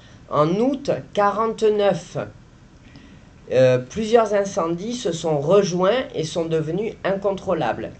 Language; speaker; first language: French; native; French